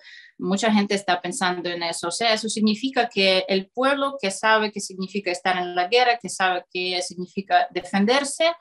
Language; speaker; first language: Spanish; non-native, fluent; Russian